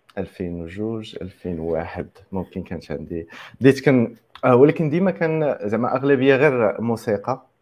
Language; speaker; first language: Arabic; native; Arabic